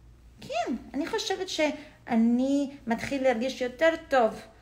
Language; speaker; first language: Hebrew; non-native, fluent; English